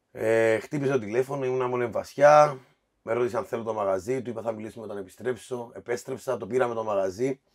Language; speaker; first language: Greek; native; Greek